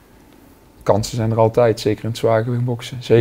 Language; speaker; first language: Dutch; native; Dutch